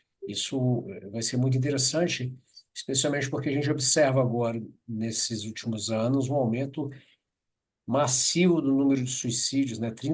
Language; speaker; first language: Portuguese; native; Portuguese